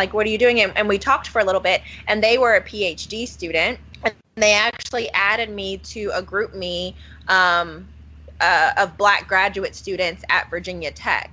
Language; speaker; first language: English; native; English